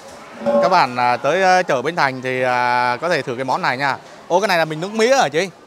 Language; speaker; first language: Vietnamese; native; Vietnamese